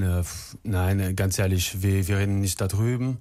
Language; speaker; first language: German; non-native, learner; French